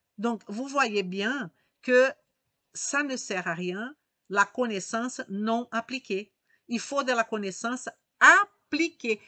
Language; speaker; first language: French; native; French